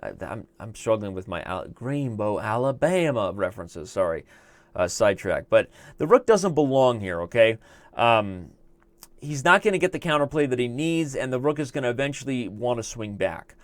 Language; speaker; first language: English; native; English